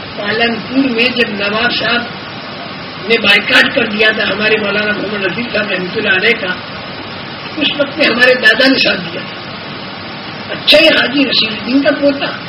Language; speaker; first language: Urdu; native; Urdu